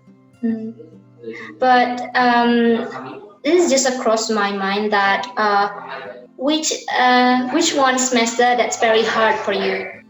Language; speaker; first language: English; non-native, learner; Indonesian